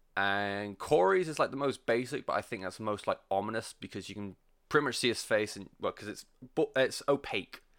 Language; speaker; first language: English; native; English